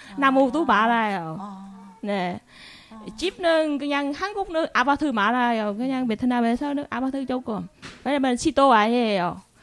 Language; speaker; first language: Korean; non-native, learner; Vietnamese